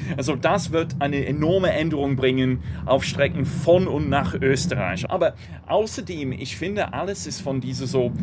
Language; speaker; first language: German; non-native, fluent; English